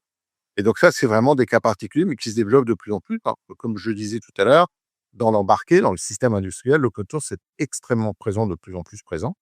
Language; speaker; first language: French; native; French